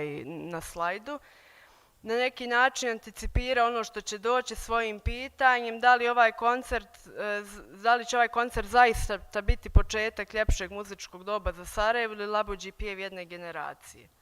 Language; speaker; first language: Bosnian; native; Bosnian